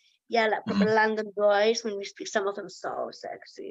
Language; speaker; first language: English; non-native, fluent; Lithuanian